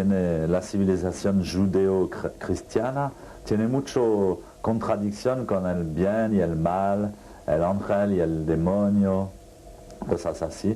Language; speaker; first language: Spanish; non-native, fluent; French